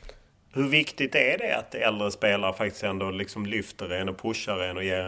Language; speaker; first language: Swedish; native; Swedish